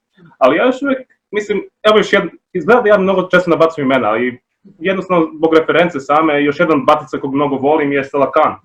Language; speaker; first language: Bosnian; native; Bosnian